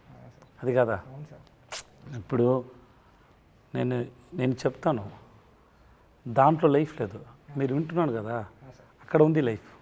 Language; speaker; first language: Telugu; non-native, learner; Tamil